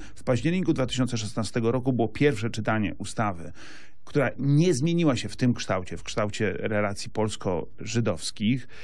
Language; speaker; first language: Polish; native; Polish